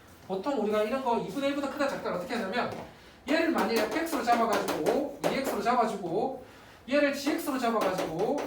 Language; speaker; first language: Korean; native; Korean